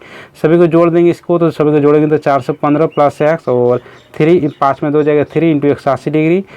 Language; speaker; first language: Hindi; native; Hindi